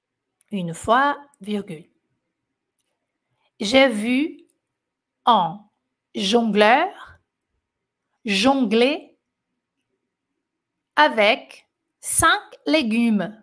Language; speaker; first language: French; non-native, fluent; Portuguese